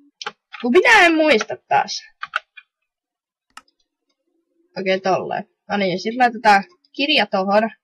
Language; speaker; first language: Finnish; native; Finnish